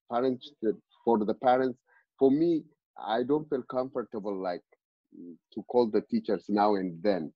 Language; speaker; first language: English; non-native, fluent; Amharic